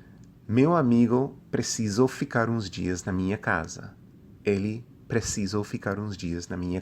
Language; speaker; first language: Portuguese; non-native, fluent; English